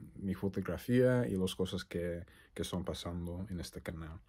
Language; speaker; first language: Spanish; non-native, learner; English